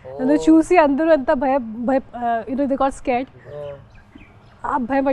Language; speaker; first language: Telugu; non-native, fluent; Hindi